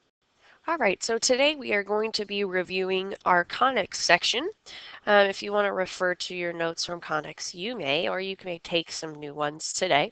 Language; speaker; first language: English; native; English